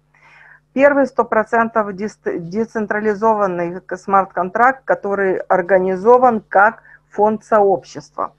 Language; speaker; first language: Russian; native; Russian